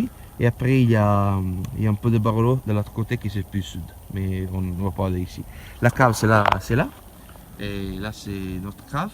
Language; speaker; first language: French; non-native, learner; Italian